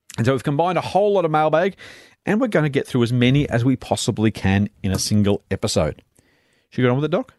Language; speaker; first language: English; native; English